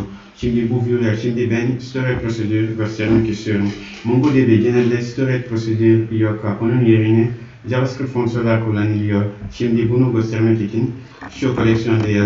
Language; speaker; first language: Turkish; non-native, learner; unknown